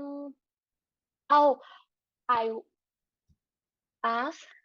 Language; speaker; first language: English; non-native, learner; Vietnamese